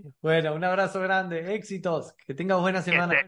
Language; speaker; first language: Spanish; native; Spanish